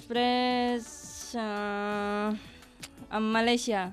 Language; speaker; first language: Catalan; non-native, learner; Indonesian